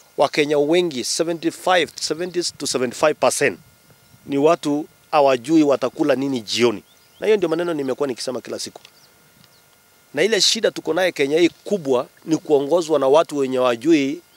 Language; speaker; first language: Swahili; non-native, local second language; Kalenjin